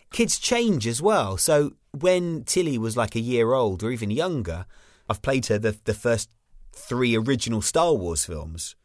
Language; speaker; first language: English; native; English